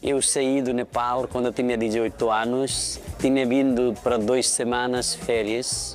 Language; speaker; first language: Portuguese; non-native, fluent; Nepali